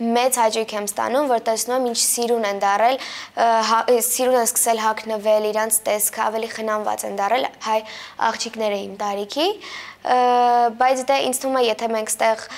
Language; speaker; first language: Armenian; early bilingual, heritage; Armenian